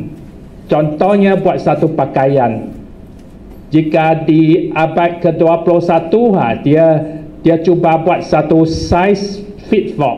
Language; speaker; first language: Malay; non-native, local second language; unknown